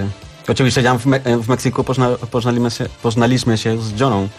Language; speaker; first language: Polish; non-native, learner; Spanish